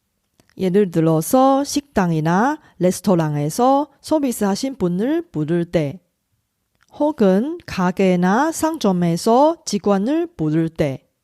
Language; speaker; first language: Korean; non-native, fluent; Chinese